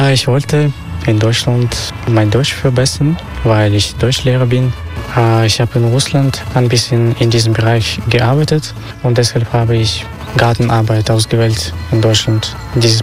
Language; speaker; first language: German; non-native, learner; Russian